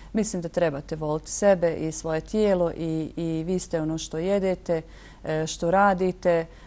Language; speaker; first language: Croatian; native; Croatian